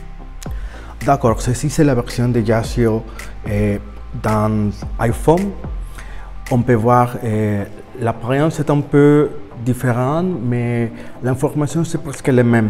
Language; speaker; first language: French; non-native, learner; Spanish